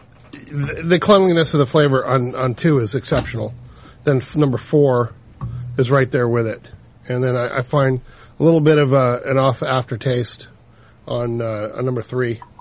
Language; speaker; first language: English; native; English